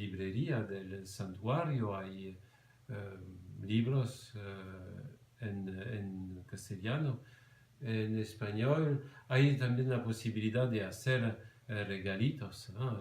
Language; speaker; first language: Spanish; non-native, fluent; French